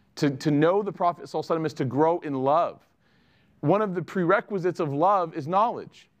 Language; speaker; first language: English; native; English